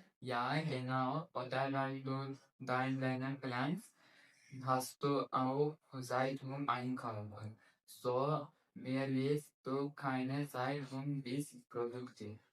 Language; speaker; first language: German; non-native, learner; Turkish